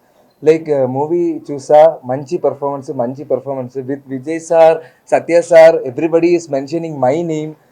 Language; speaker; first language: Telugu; non-native, learner; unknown